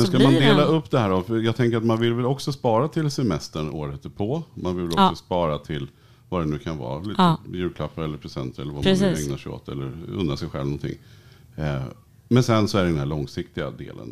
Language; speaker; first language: Swedish; native; Swedish